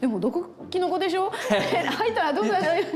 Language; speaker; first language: Japanese; non-native, fluent; French